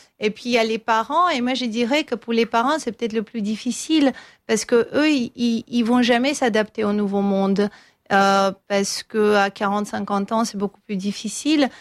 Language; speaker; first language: French; non-native, fluent; Armenian